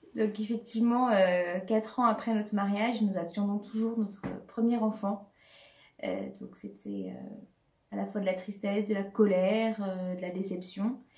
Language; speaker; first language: French; native; French